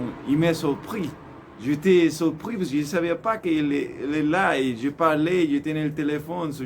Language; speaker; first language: French; non-native, learner; Spanish